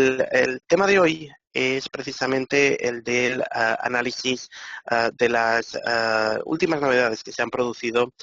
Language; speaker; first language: Spanish; native; Spanish